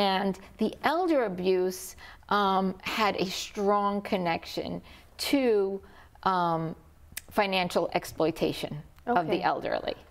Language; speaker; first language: English; native; English